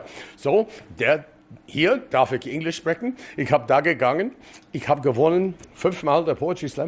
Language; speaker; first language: German; non-native, fluent; English